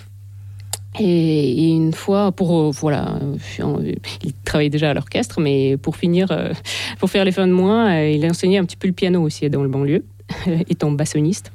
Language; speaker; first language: French; non-native, fluent; Russian